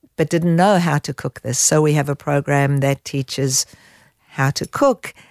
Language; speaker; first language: English; native; English